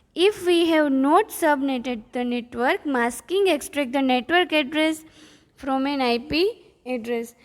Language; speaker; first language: English; non-native, local second language; Gujarati